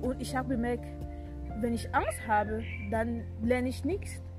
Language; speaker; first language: German; non-native, fluent; French